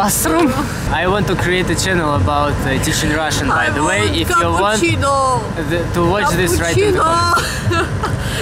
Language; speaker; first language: English; non-native, learner; Russian